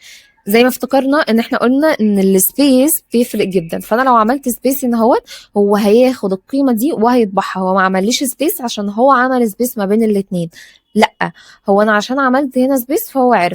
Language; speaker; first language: Arabic; native; Arabic